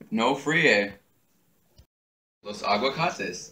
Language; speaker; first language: Spanish; non-native, learner; English